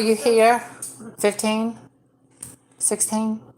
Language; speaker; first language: English; native; English